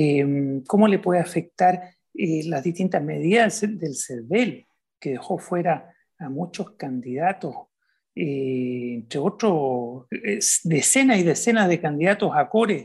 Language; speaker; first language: Spanish; native; Spanish